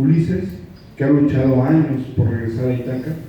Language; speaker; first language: Spanish; native; Spanish